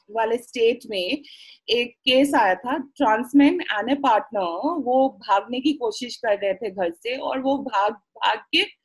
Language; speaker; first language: Hindi; non-native, local second language; Assamese